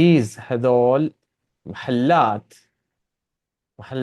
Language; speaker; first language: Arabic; non-native, fluent; Urdu